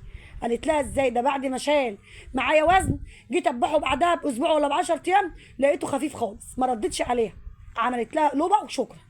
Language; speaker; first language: Arabic; native; Arabic